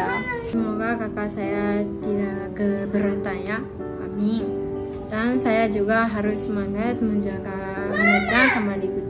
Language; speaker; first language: Indonesian; non-native, fluent; Japanese